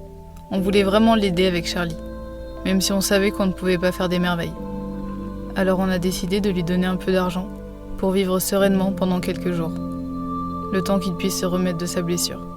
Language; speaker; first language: French; native; French